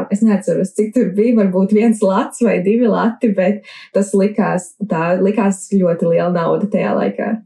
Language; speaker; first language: Latvian; native; Latvian